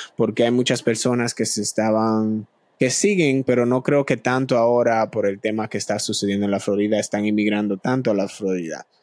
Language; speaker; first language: Spanish; native; Spanish